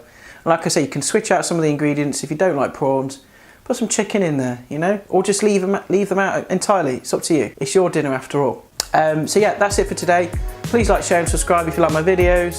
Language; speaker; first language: English; native; English